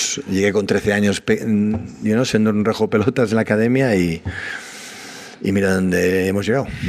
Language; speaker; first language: Spanish; non-native, local second language; Catalan